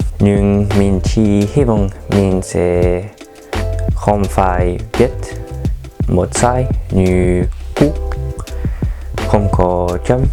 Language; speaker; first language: Vietnamese; non-native, learner; French